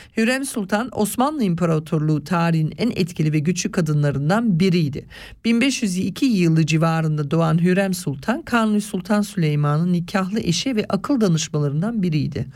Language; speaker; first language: Turkish; early bilingual, other home language; Swiss German